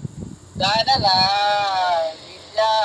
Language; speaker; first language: Indonesian; non-native, learner; Bangla